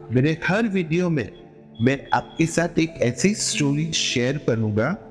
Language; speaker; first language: Hindi; non-native, local second language; Gujarati